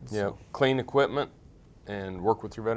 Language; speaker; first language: English; native; English